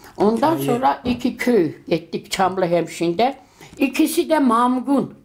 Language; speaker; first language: Turkish; early bilingual, heritage; Turkish